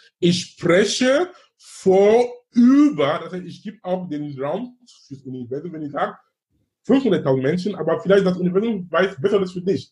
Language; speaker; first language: German; non-native, fluent; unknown